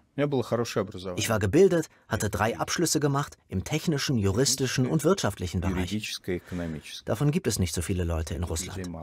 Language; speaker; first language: German; non-native, fluent; Russian